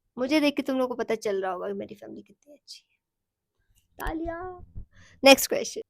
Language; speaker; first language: Hindi; non-native, local second language; Sicilian